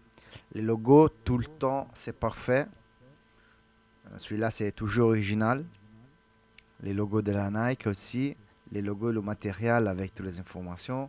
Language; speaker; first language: French; non-native, learner; Italian